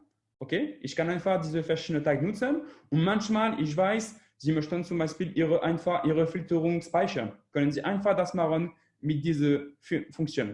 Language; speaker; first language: German; non-native, learner; French